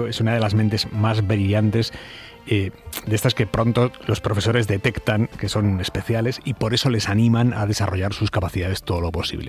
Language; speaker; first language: Spanish; native; Spanish